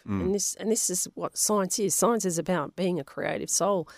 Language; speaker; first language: English; non-native, local second language; Polish